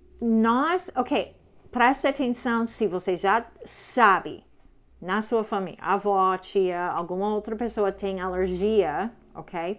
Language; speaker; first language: Portuguese; non-native, learner; English